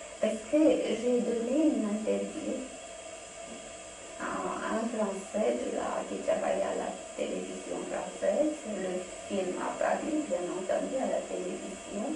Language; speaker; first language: French; non-native, fluent; Romanian